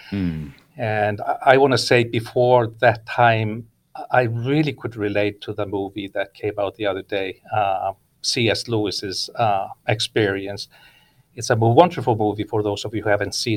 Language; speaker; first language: English; non-native, fluent; Icelandic